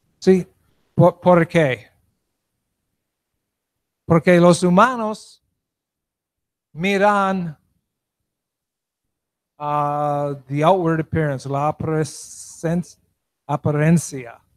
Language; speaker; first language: Spanish; non-native, learner; English